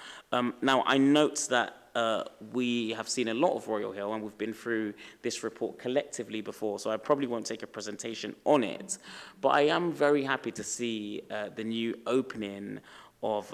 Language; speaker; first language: English; native; English